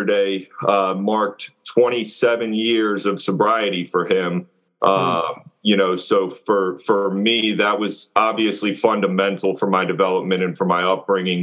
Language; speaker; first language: English; native; English